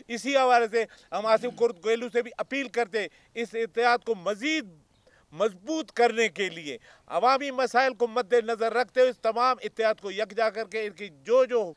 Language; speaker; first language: Urdu; non-native, local second language; Baluchi